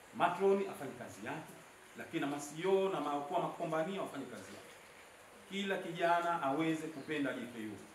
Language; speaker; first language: Swahili; native; Swahili